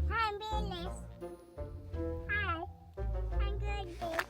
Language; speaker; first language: Swedish; early bilingual, heritage; Swedish